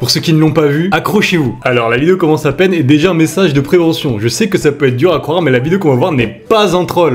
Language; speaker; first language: French; native; French